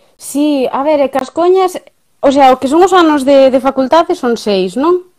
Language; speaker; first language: Galician; native; Galician